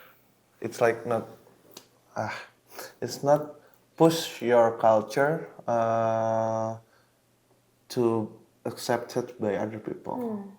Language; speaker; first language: English; non-native, local second language; Indonesian